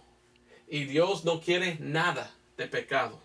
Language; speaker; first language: Spanish; non-native, fluent; English